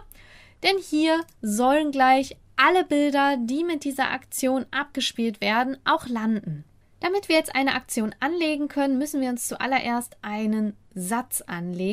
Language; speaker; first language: German; native; German